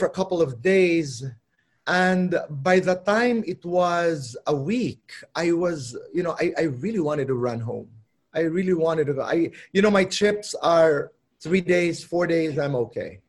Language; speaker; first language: English; non-native, local second language; Filipino